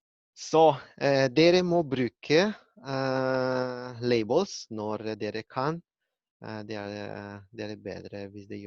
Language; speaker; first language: Norwegian; non-native, learner; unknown